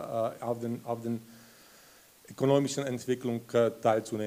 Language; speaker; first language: German; non-native, fluent; Slovak